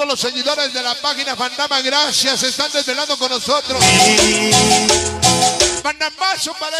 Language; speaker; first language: Spanish; native; Spanish